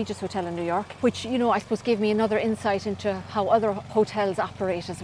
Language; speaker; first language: English; native; English